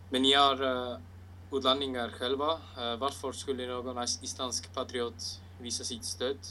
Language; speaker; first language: Swedish; non-native, learner; Icelandic